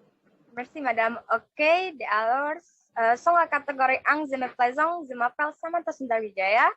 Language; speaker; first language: French; non-native, learner; Indonesian